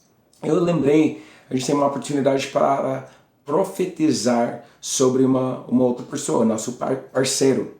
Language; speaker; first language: Portuguese; non-native, learner; English